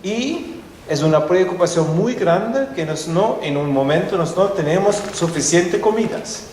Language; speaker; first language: Spanish; non-native, fluent; German